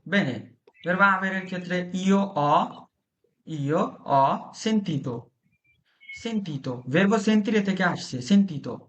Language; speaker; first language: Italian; non-native, fluent; Bangla